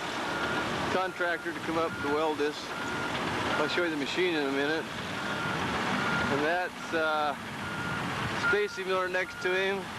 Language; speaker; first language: English; native; English